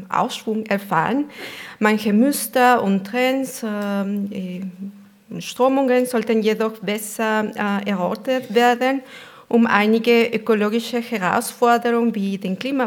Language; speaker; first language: German; non-native, fluent; Spanish